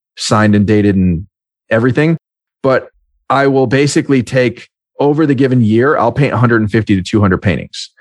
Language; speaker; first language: English; native; English